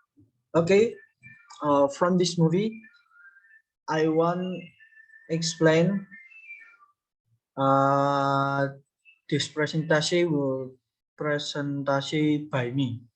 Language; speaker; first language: English; non-native, learner; Indonesian